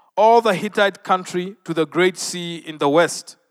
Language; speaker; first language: English; non-native, local second language; Luo (Kenya and Tanzania)